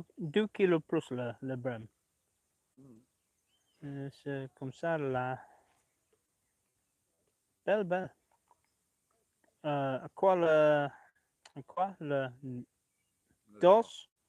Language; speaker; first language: French; non-native, learner; English